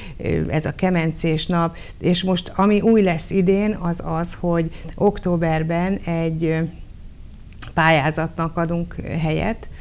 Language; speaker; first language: Hungarian; native; Hungarian